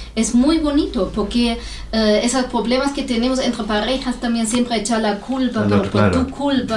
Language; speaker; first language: Spanish; non-native, fluent; German